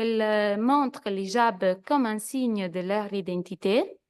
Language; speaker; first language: French; non-native, fluent; Italian